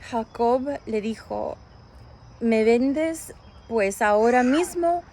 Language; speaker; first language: Spanish; early bilingual, other home language; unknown